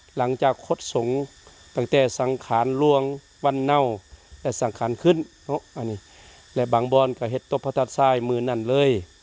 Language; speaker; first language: Lao; native; Lao